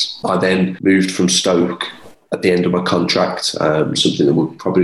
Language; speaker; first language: English; native; English